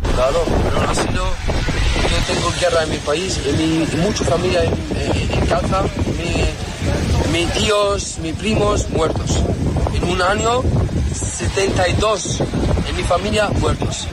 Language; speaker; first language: Spanish; non-native, learner; Arabic